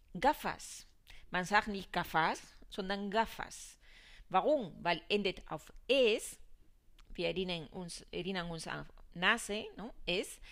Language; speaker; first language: German; non-native, fluent; Spanish